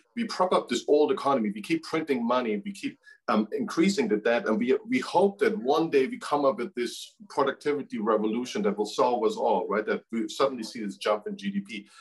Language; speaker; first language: English; non-native, fluent; German